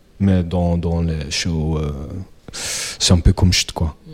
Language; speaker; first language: French; non-native, local second language; Dutch